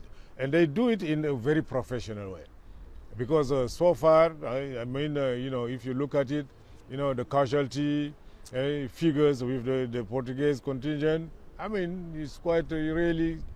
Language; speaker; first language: English; non-native, fluent; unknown